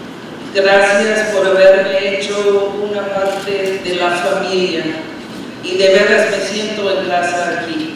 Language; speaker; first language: Spanish; non-native, fluent; English